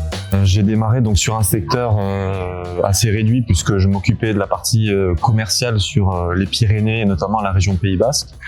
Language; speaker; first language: French; native; French